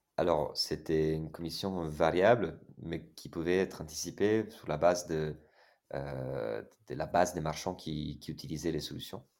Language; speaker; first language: French; non-native, fluent; Italian